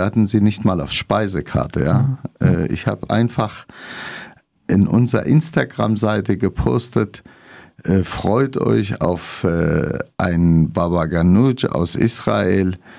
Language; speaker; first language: German; non-native, fluent; Arabic